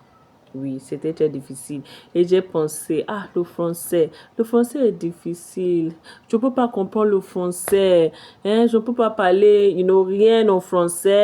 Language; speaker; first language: French; non-native, fluent; Igbo